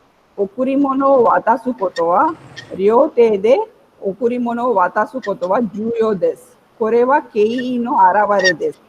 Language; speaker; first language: Japanese; non-native, fluent; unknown